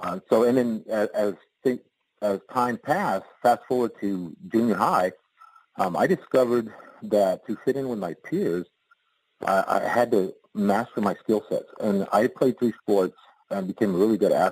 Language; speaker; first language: English; native; English